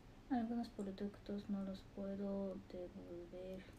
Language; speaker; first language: Spanish; non-native, learner; Japanese